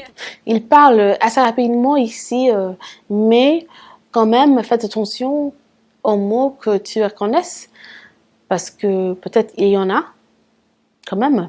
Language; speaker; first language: French; non-native, fluent; English